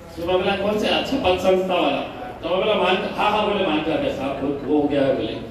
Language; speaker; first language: Hindi; non-native, local second language; Marathi